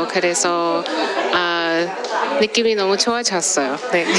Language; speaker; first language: Korean; non-native, learner; English